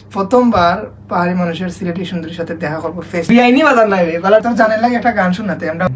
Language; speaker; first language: Bangla; non-native, local second language; Sylheti